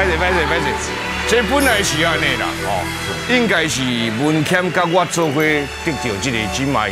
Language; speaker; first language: Chinese; native; Chinese